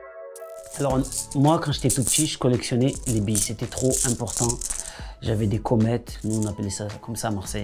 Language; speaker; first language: French; native; French